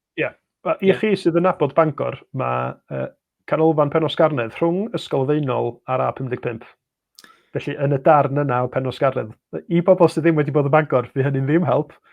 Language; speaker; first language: Welsh; native; Welsh